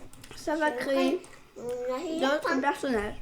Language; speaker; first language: French; native; French